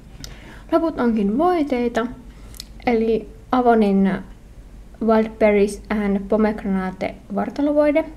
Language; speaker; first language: Finnish; native; Finnish